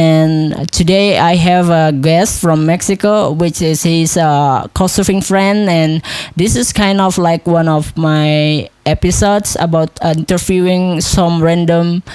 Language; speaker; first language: English; non-native, local second language; Indonesian